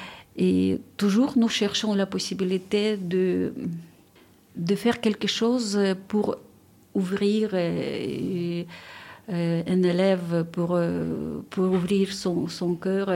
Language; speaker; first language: French; non-native, fluent; Ukrainian